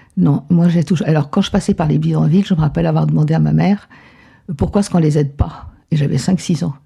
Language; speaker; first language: French; non-native, fluent; Spanish